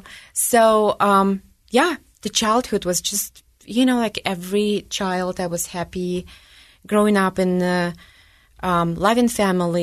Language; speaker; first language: English; non-native, fluent; Russian